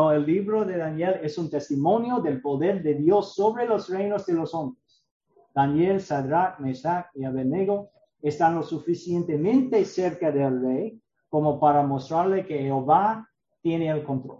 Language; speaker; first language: Spanish; non-native, learner; English